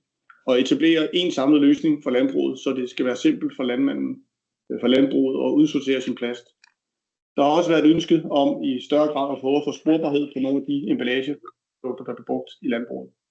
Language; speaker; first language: Danish; native; Danish